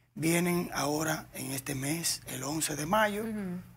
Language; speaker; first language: Spanish; native; Spanish